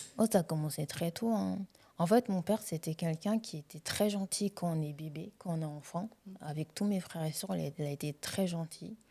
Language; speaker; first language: French; early bilingual, other home language; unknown